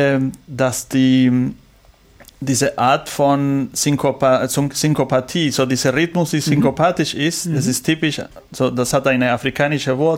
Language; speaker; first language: German; non-native, learner; Spanish